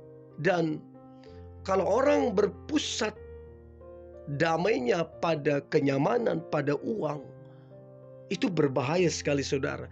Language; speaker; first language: Indonesian; native; Indonesian